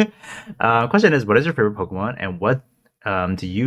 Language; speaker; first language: English; non-native, local second language; Cantonese